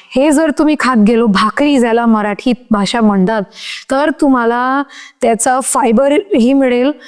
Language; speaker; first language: Marathi; non-native, local second language; Hindi